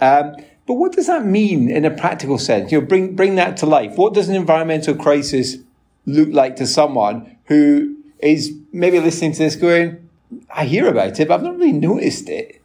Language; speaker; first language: English; native; English